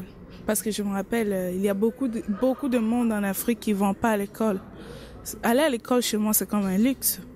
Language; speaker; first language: French; non-native, local second language; Lingala